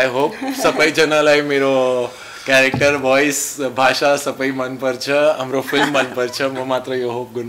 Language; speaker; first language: Nepali; non-native, learner; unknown